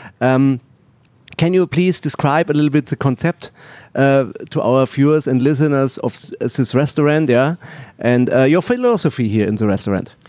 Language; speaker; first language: English; non-native, learner; German